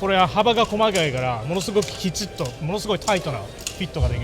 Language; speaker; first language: Japanese; native; Japanese